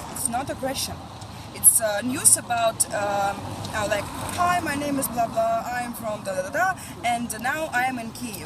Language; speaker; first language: English; non-native, learner; Russian